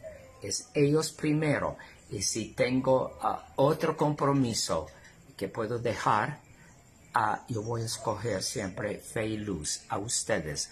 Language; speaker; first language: Spanish; non-native, fluent; English